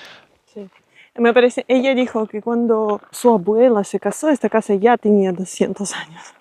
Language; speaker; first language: Spanish; non-native, fluent; Russian